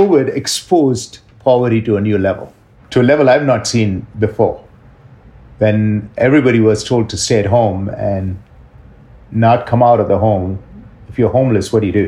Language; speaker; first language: English; non-native, local second language; Tamil